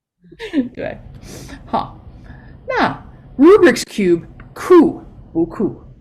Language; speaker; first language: Chinese; non-native, fluent; English